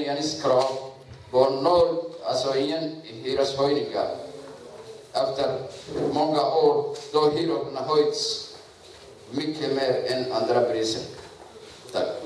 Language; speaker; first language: Swedish; non-native, learner; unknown